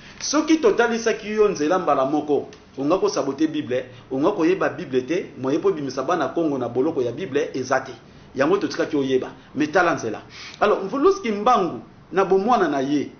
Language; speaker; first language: Lingala; non-native, local second language; Kongo